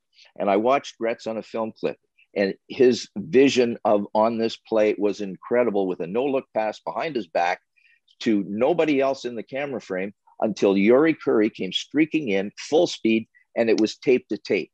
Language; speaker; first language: English; native; English